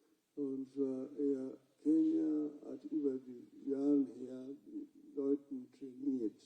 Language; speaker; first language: German; non-native, fluent; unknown